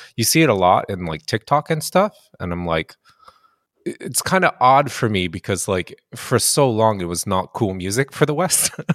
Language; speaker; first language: English; early bilingual, other home language; Japanese